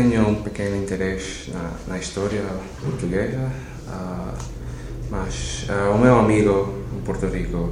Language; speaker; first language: Portuguese; non-native, learner; Spanish